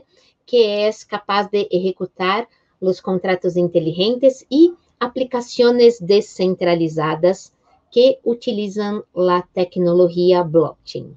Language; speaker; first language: Spanish; non-native, fluent; Portuguese